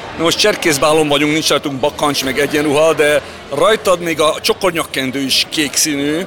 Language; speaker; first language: Hungarian; early bilingual, heritage; Hungarian